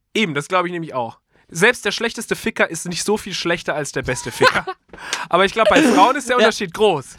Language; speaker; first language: German; native; German